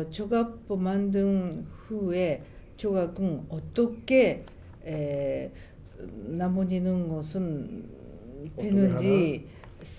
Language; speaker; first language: Korean; non-native, fluent; Japanese